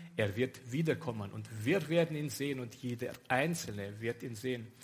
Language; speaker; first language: German; non-native, fluent; Romanian